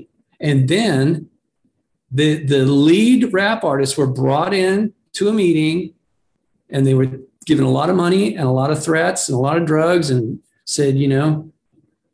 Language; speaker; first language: English; native; English